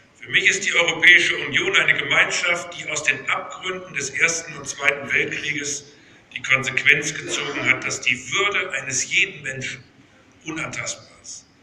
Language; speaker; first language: German; native; German